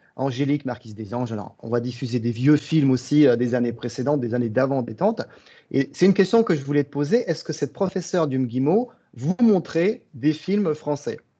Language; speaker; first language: French; early bilingual, other home language; Russian